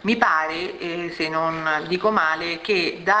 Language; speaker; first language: Italian; native; Italian